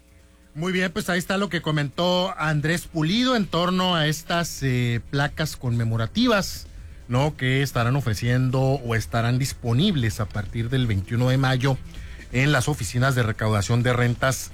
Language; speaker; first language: Spanish; native; Spanish